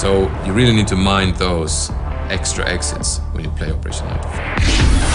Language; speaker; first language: English; non-native, fluent; Swedish